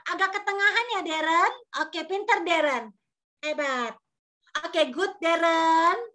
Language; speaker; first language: Indonesian; native; Indonesian